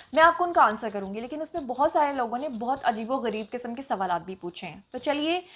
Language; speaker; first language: Urdu; non-native, local second language; Punjabi